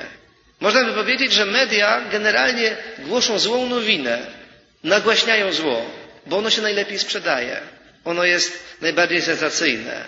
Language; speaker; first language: Polish; native; Polish